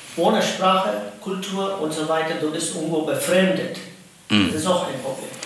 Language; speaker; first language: German; non-native, fluent; Tamil